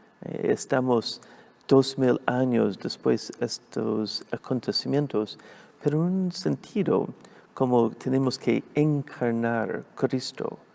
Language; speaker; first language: Spanish; non-native, fluent; English